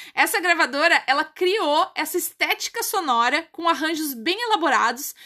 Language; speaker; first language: Portuguese; native; Portuguese